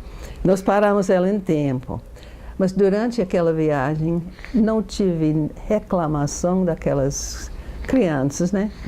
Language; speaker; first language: Portuguese; non-native, fluent; English